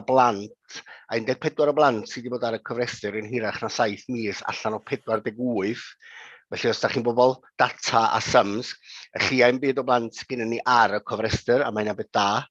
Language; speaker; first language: Welsh; native; Welsh